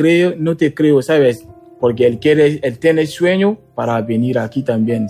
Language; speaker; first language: Spanish; non-native, learner; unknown